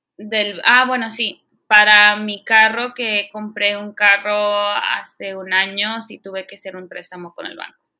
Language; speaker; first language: Spanish; early bilingual, heritage; Spanish